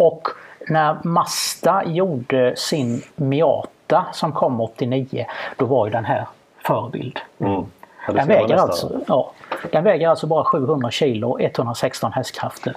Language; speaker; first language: Swedish; native; Swedish